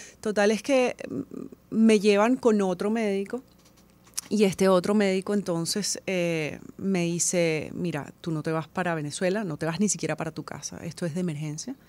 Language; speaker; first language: Spanish; native; Spanish